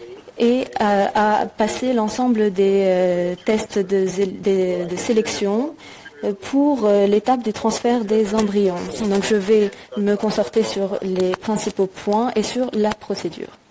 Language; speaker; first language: French; native; French